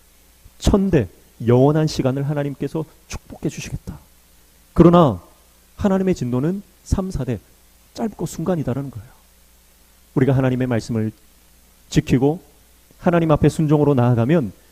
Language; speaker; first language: Korean; native; Korean